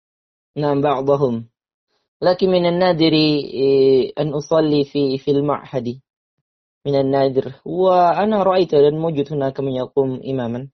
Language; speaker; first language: Arabic; non-native, learner; Indonesian